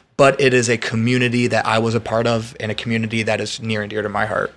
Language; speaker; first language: English; native; English